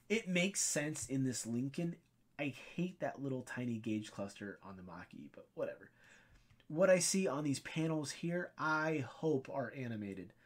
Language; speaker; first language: English; native; English